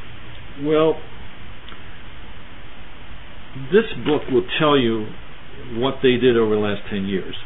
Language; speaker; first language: English; native; English